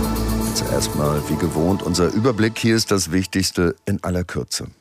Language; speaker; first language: German; native; German